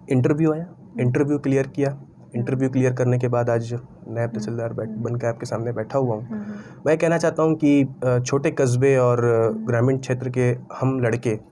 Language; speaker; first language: Hindi; native; Hindi